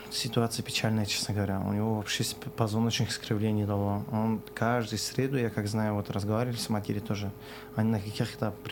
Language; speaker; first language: Russian; non-native, local second language; Azerbaijani